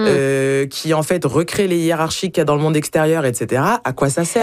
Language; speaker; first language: French; native; French